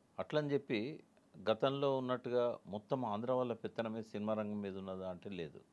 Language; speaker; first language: Telugu; native; Telugu